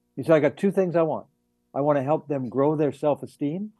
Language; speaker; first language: English; native; English